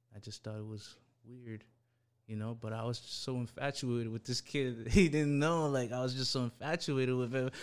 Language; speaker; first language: English; early bilingual, other home language; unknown